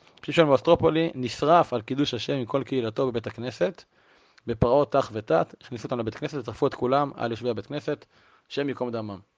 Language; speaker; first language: Hebrew; native; Hebrew